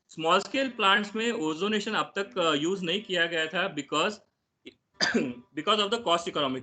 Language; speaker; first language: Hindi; non-native, local second language; Marathi